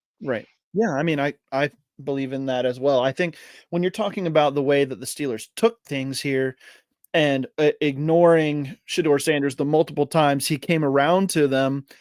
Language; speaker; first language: English; native; English